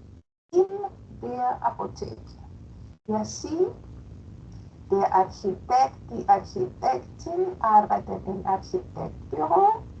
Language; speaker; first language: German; non-native, fluent; Spanish